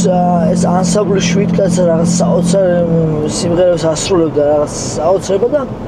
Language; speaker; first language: Georgian; native; Georgian